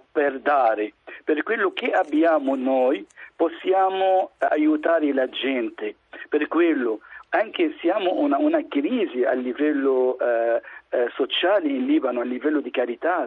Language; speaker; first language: Italian; non-native, fluent; Arabic